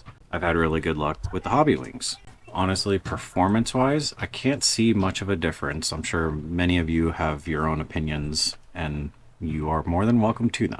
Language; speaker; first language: English; native; English